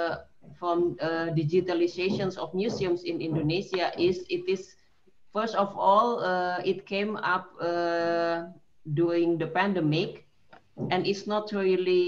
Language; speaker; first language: English; non-native, fluent; Indonesian